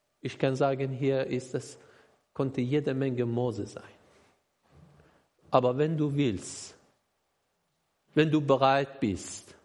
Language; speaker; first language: German; non-native, learner; Persian